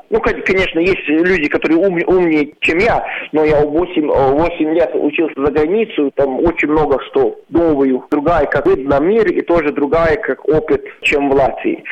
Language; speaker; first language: Russian; non-native, local second language; Latvian